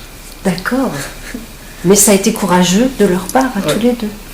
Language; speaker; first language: French; native; French